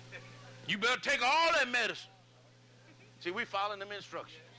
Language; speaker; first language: English; native; English